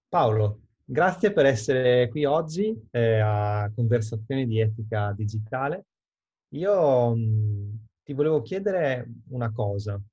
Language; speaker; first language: Italian; native; Italian